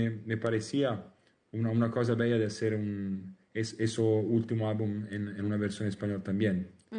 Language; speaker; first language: Spanish; non-native, learner; Italian